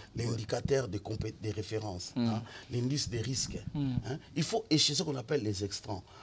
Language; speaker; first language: French; non-native, local second language; Lingala